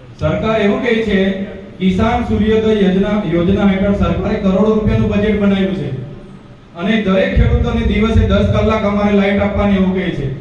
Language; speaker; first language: Gujarati; non-native, local second language; Vasavi